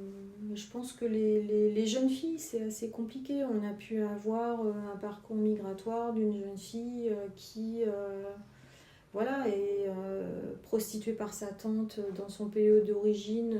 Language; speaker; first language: French; native; French